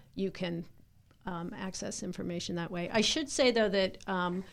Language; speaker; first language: English; native; English